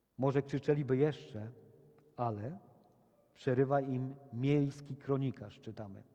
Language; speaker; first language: Polish; native; Polish